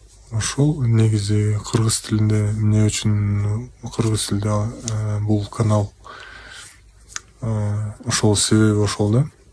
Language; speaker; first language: Kyrgyz; non-native, local second language; Russian